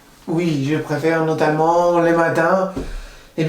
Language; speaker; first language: French; non-native, fluent; Spanish